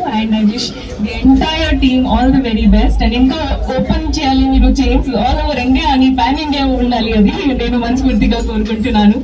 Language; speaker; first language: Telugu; non-native, local second language; Hindi